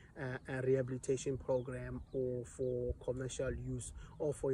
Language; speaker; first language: English; non-native, local second language; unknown